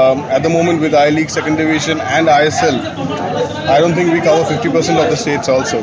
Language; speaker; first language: English; non-native, local second language; Bangla